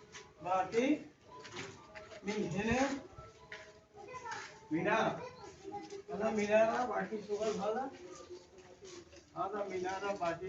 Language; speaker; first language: Arabic; non-native, learner; Bangla